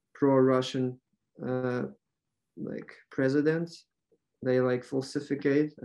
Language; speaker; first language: English; non-native, learner; Ukrainian